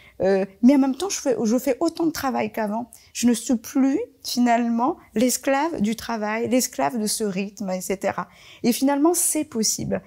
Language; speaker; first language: French; early bilingual, other home language; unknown